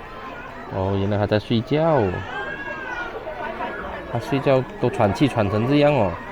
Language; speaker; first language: Chinese; native; Chinese